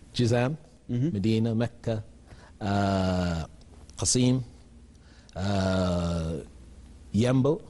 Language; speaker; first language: Arabic; non-native, learner; English